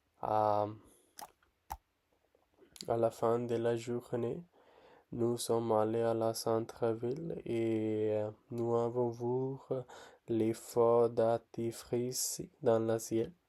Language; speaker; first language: French; non-native, learner; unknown